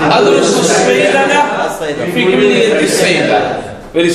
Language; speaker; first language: Arabic; non-native, fluent; Tamil